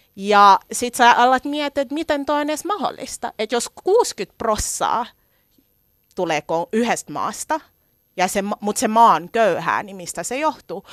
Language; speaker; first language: Finnish; early bilingual, other home language; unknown